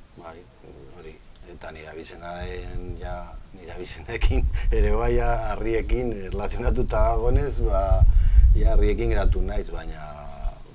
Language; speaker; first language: Basque; non-native, local second language; Spanish